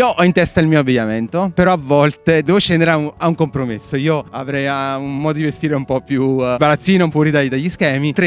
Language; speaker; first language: Italian; native; Italian